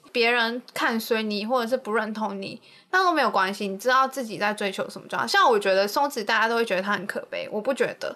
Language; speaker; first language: Chinese; native; Chinese